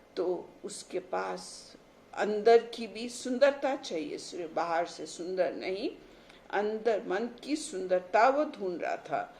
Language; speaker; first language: Hindi; non-native, local second language; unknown